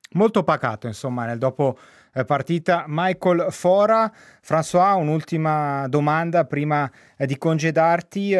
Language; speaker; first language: Italian; native; Italian